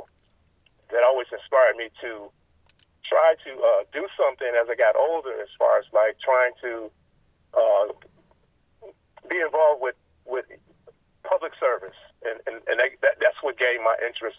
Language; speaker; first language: English; native; English